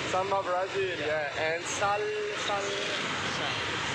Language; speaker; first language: English; non-native, fluent; French